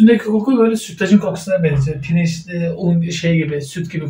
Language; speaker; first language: Turkish; native; Turkish